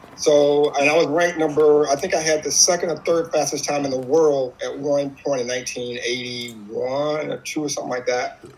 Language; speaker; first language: English; native; English